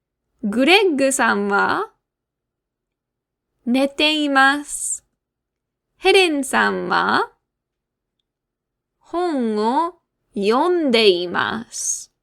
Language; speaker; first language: Japanese; non-native, fluent; English